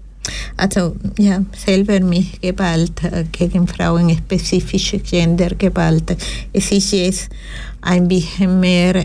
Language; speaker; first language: German; non-native, learner; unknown